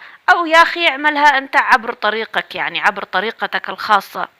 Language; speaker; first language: Arabic; native; Arabic